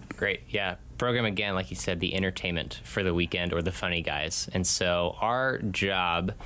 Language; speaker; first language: English; native; English